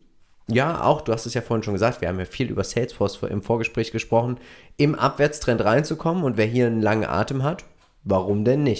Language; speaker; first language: German; native; German